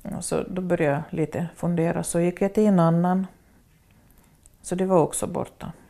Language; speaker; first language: Swedish; non-native, fluent; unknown